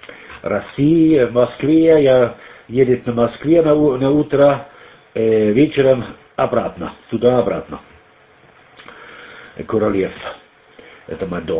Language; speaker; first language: Russian; non-native, learner; German